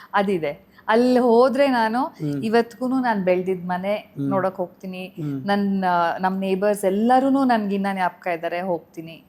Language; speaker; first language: Kannada; native; Kannada